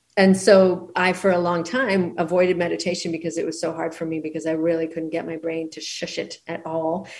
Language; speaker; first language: English; native; English